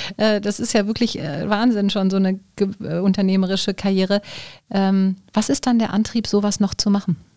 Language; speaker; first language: German; native; German